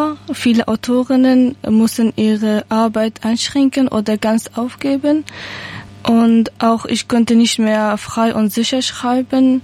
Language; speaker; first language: German; non-native, learner; Persian